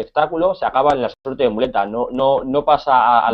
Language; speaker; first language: Spanish; native; Spanish